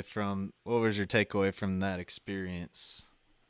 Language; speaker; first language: English; native; English